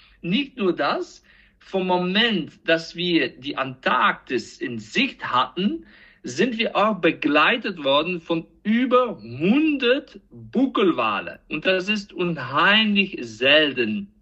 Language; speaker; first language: German; non-native, fluent; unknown